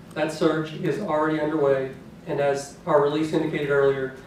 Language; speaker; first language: English; native; English